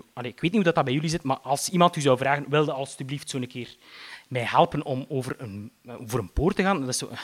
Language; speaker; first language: Dutch; native; Dutch